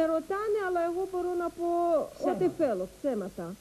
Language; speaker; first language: Greek; non-native, learner; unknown